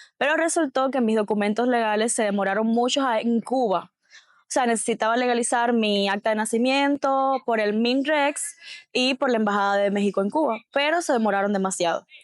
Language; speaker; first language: Spanish; native; Spanish